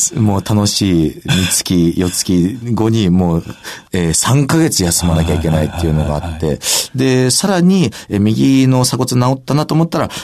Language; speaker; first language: Japanese; native; Japanese